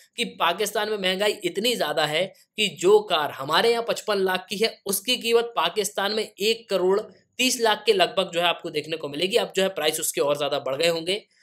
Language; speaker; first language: Hindi; native; Hindi